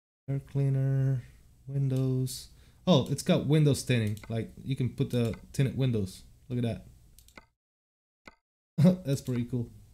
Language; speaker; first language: English; early bilingual, other home language; Italian